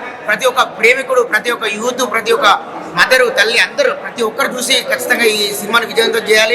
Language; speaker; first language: Telugu; native; Telugu